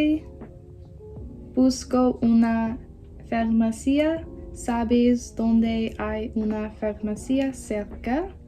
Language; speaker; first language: Spanish; non-native, learner; English